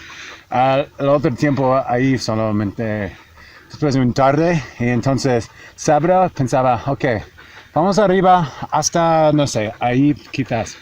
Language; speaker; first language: Spanish; non-native, learner; English